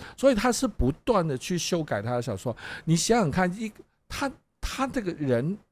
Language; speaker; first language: Chinese; non-native, local second language; Cantonese